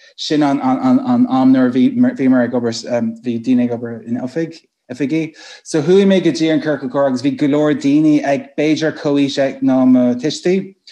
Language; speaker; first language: Irish; non-native, local second language; English